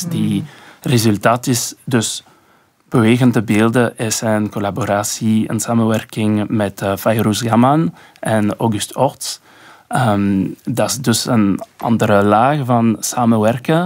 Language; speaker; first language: Dutch; non-native, local second language; French